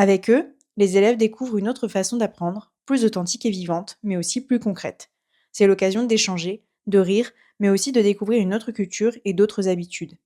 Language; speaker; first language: French; native; French